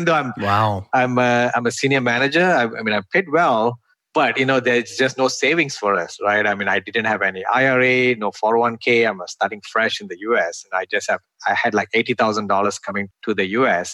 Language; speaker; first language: English; non-native, local second language; Tamil